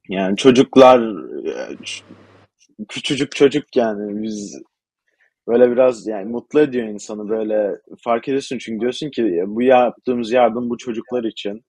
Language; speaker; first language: Turkish; early bilingual, heritage; Turkish